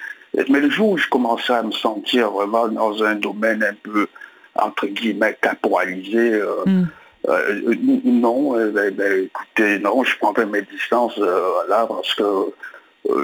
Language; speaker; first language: French; native; French